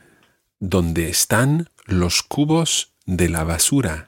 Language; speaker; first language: Spanish; non-native, fluent; English